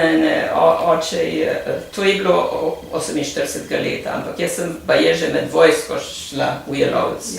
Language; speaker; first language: Slovenian; native; Slovenian